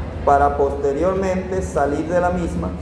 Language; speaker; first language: Spanish; native; Spanish